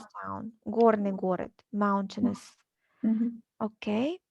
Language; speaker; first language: English; non-native, fluent; Russian